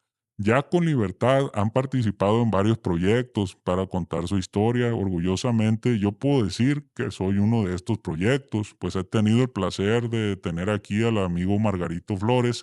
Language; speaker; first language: Spanish; native; Spanish